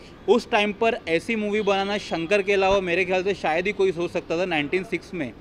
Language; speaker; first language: Hindi; native; Hindi